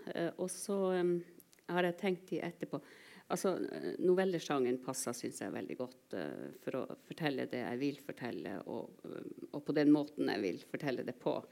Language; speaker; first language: Norwegian; non-native, local second language; Northern Sami